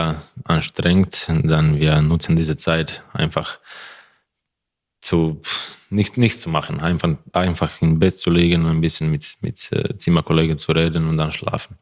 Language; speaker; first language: German; non-native, learner; Croatian